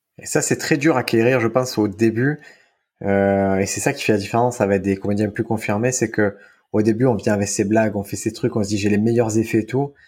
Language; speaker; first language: French; native; French